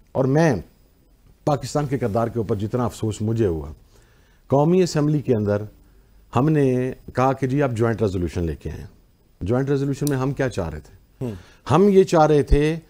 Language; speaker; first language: Urdu; non-native, local second language; Punjabi